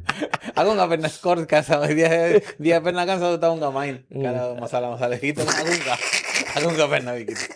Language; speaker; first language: Indonesian; non-native, fluent; Spanish